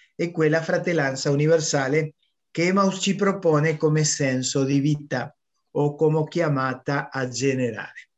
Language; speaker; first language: Italian; non-native, fluent; Spanish